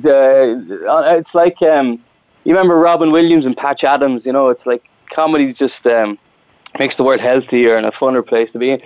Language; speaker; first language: English; native; English